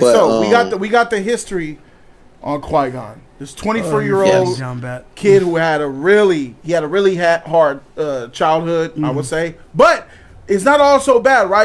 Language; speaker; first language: English; native; English